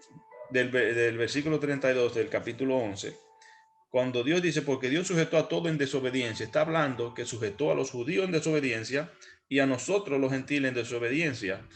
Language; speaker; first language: Spanish; native; Spanish